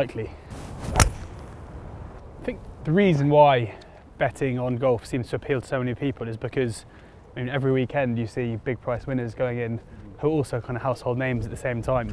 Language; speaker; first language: English; native; English